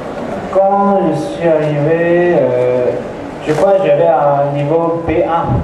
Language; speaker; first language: French; non-native, learner; Chinese